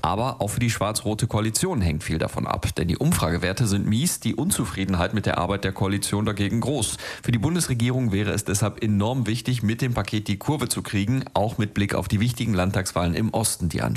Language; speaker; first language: German; native; German